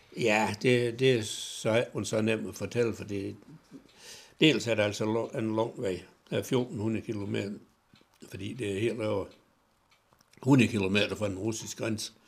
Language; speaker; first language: Danish; native; Danish